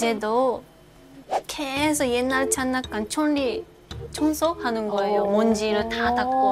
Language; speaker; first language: Korean; non-native, learner; Japanese